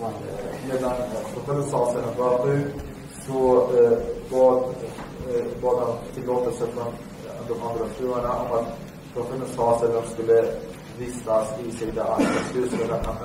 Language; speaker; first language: Swedish; early bilingual, other home language; Arabic